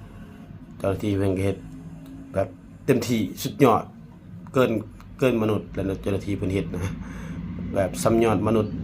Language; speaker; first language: Thai; non-native, local second language; Northeastern Thai